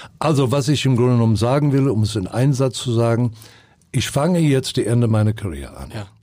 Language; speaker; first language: German; non-native, fluent; English